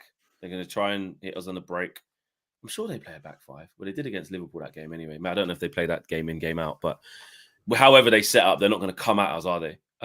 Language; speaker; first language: English; native; English